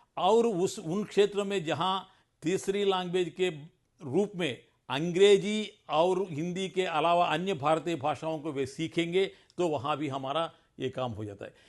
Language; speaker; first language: Hindi; non-native, local second language; Telugu